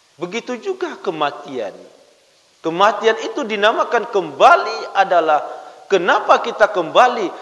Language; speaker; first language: Malay; non-native, local second language; Minangkabau